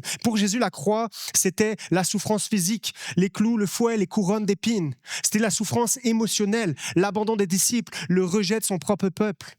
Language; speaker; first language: French; native; French